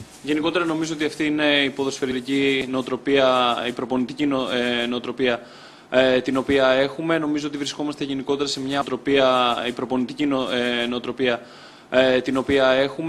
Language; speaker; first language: Greek; native; Greek